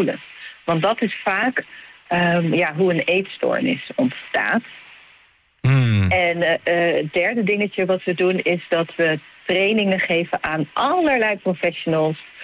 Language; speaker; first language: Dutch; native; Dutch